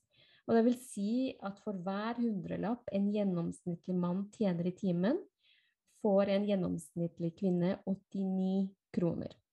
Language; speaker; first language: Norwegian; non-native, fluent; Spanish